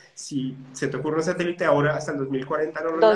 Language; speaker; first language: Spanish; native; Spanish